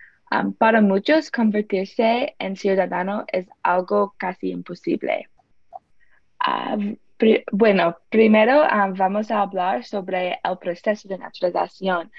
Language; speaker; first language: Spanish; non-native, learner; English